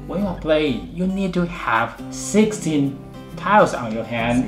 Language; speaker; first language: English; non-native, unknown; Chinese